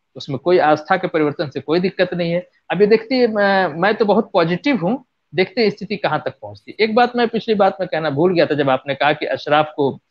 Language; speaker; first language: Hindi; non-native, local second language; Bhojpuri